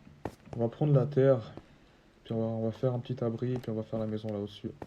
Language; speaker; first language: French; native; French